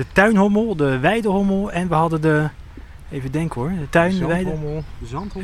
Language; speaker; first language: Dutch; native; Dutch